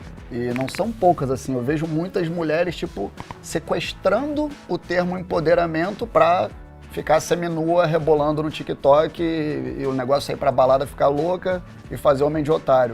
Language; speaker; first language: Portuguese; native; Portuguese